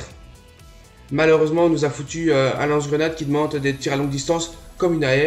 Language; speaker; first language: French; native; French